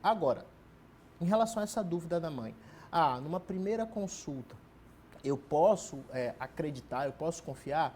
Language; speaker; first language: Portuguese; native; Portuguese